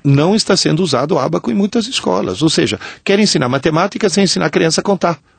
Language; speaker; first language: Portuguese; non-native, fluent; Italian